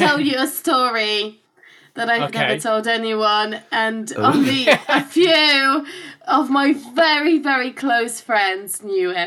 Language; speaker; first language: English; non-native, fluent; Polish